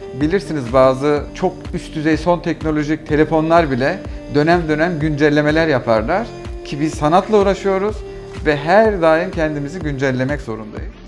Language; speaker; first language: Turkish; early bilingual, heritage; Turkish